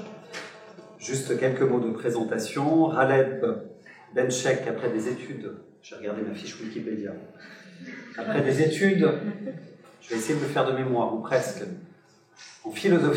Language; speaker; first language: French; native; French